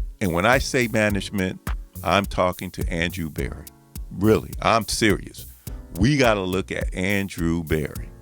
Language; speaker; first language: English; native; English